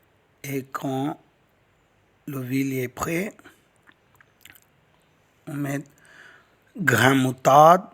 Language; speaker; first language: French; non-native, learner; Tamil